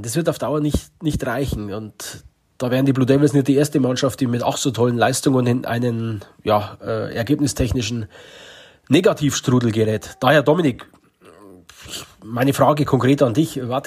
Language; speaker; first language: German; native; German